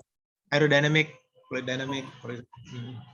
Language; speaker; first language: English; non-native, fluent; Indonesian